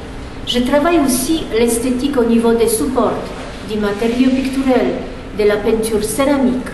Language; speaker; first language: French; non-native, fluent; Polish